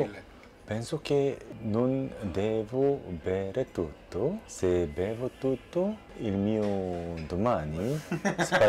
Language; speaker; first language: Italian; non-native, learner; Korean